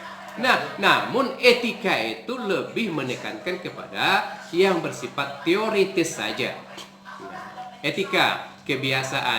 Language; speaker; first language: Indonesian; native; Indonesian